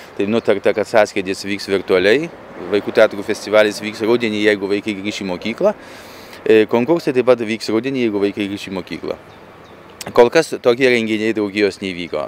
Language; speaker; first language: Lithuanian; native; Lithuanian